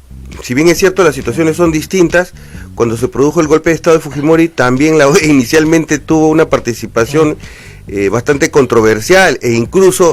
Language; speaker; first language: Spanish; native; Spanish